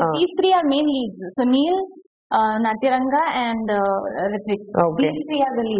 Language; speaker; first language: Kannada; non-native, learner; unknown